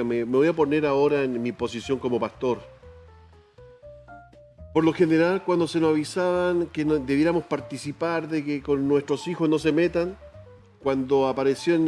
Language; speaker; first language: Spanish; native; Spanish